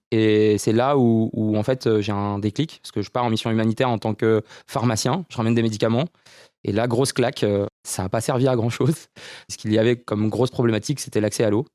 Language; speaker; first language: French; early bilingual, other home language; Romanian